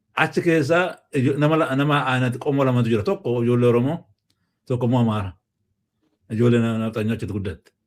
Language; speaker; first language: Oromo; native; Oromo